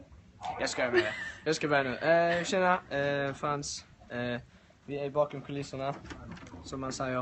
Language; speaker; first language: Swedish; native; Swedish